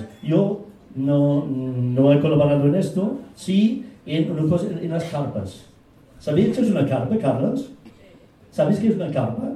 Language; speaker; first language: Spanish; non-native, fluent; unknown